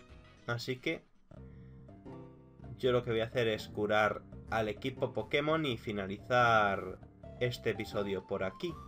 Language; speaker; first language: Spanish; native; Spanish